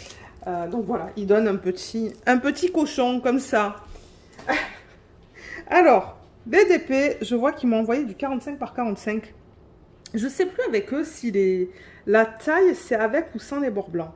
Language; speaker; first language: French; native; French